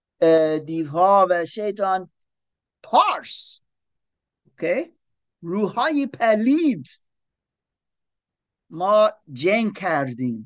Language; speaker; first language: Persian; non-native, learner; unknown